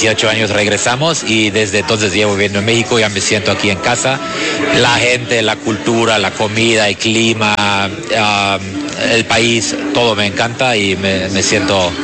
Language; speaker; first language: Spanish; non-native, fluent; German